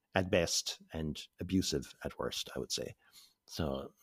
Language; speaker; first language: English; native; English